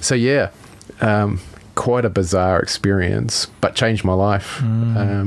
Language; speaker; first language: English; native; English